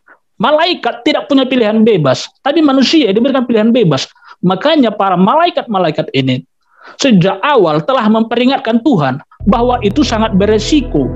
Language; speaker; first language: Indonesian; native; Indonesian